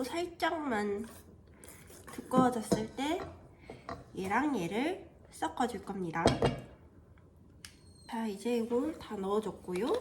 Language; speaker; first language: Korean; native; Korean